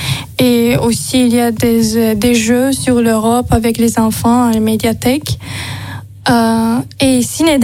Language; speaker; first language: French; non-native, learner; Azerbaijani